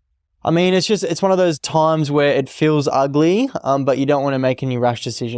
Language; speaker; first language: English; native; English